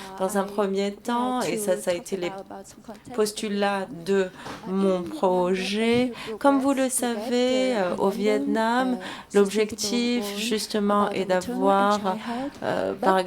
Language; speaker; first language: French; non-native, fluent; Vietnamese